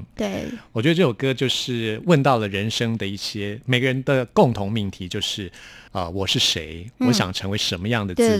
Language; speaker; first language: Chinese; native; Chinese